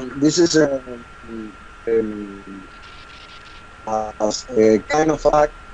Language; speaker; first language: English; non-native, learner; Spanish